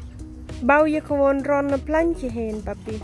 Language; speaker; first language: Dutch; non-native, learner; Thai